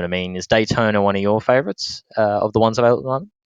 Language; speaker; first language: English; native; English